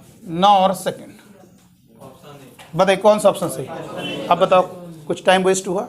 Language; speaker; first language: Hindi; native; Hindi